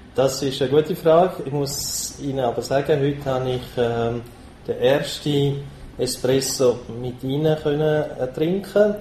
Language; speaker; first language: German; non-native, local second language; Italian